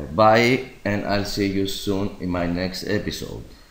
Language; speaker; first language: English; non-native, fluent; Greek